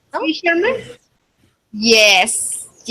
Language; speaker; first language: English; non-native, fluent; Spanish